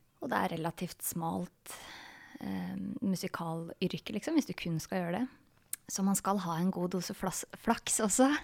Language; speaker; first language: Norwegian; native; Norwegian